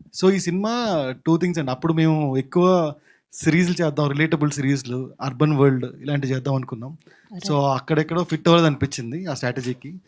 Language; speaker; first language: Telugu; native; Telugu